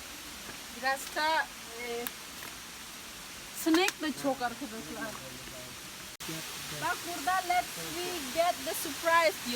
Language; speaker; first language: Turkish; non-native, learner; Indonesian